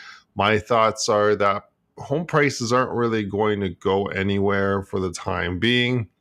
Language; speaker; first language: English; native; English